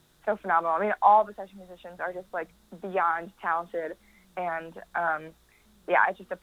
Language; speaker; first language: English; native; English